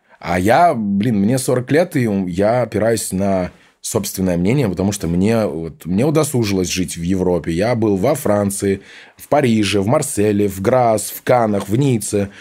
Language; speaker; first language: Russian; early bilingual, heritage; Russian